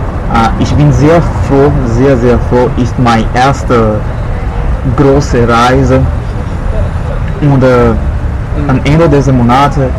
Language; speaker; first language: German; non-native, learner; Portuguese